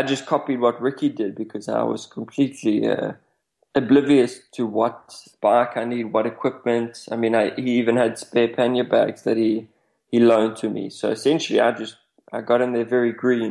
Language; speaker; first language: English; native; English